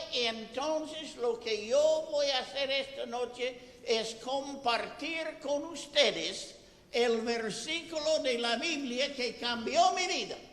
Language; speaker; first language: Spanish; non-native, fluent; English